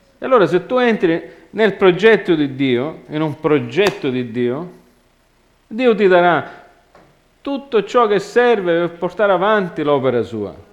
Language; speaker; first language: Italian; non-native, fluent; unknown